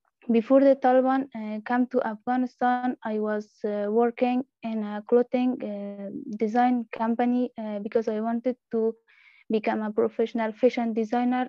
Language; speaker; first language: English; non-native, learner; Persian